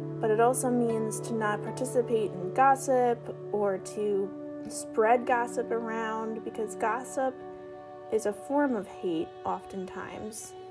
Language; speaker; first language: English; native; English